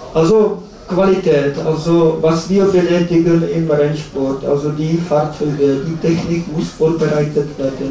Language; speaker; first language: German; non-native, learner; Czech